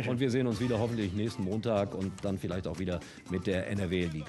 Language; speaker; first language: German; native; German